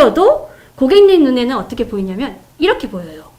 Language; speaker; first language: Korean; native; Korean